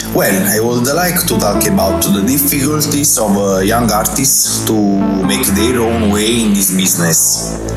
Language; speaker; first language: English; non-native, fluent; Italian